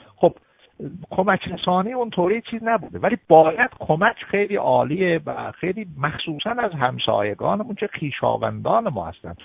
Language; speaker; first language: Persian; non-native, local second language; Azerbaijani